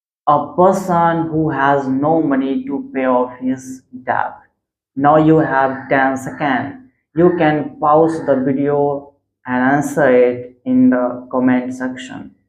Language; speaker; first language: English; non-native, local second language; Hindi